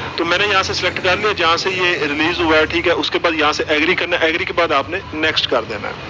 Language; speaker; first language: Urdu; non-native, local second language; Punjabi